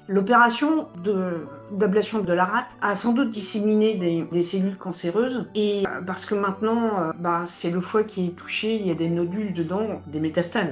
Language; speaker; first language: French; native; French